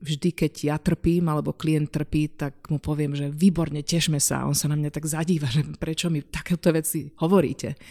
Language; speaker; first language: Slovak; non-native, local second language; Hungarian